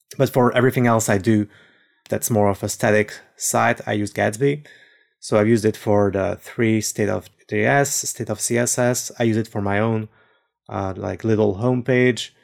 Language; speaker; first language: English; non-native, fluent; French